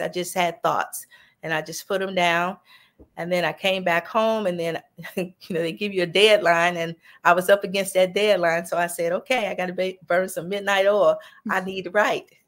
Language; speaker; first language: English; native; English